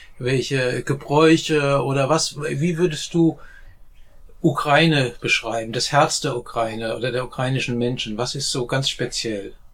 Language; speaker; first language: German; native; German